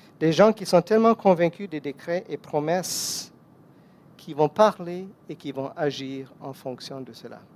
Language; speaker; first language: French; non-native, fluent; English